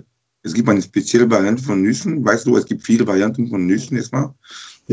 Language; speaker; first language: German; non-native, learner; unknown